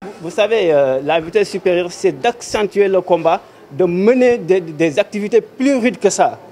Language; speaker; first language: French; non-native, local second language; Wolof